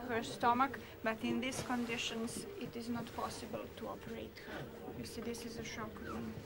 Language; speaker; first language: English; non-native, local second language; Croatian